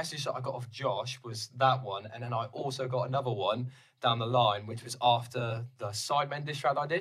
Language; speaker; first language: English; native; English